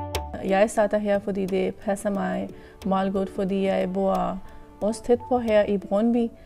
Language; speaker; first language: Danish; non-native, local second language; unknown